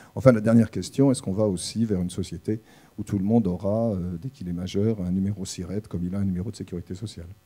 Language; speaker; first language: French; native; French